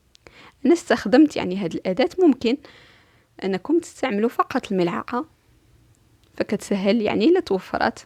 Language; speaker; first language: Arabic; native; Arabic